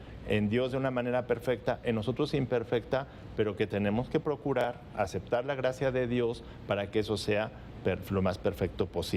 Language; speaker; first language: Spanish; native; Spanish